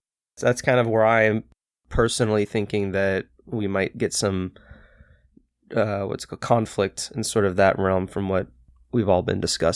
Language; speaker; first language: English; native; English